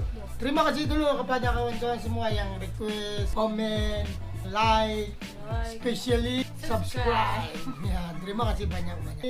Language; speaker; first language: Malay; non-native, learner; Filipino